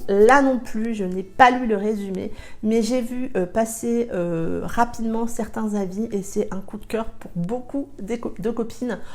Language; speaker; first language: French; native; French